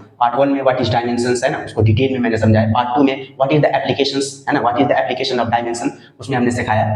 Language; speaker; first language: Hindi; non-native, local second language; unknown